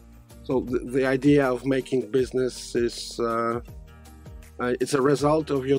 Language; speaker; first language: English; non-native, fluent; Polish